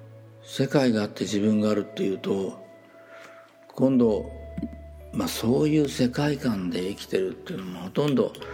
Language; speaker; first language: Japanese; native; Japanese